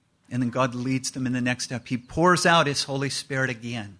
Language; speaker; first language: English; native; English